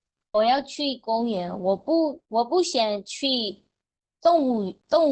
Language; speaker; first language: Chinese; non-native, learner; Burmese